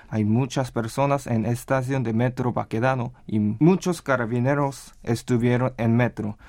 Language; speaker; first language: Spanish; non-native, learner; Korean